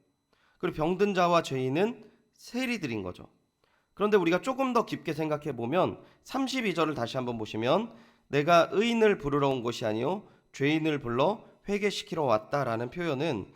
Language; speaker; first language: Korean; native; Korean